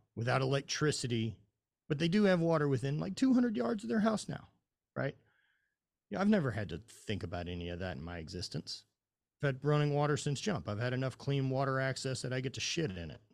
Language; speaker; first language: English; native; English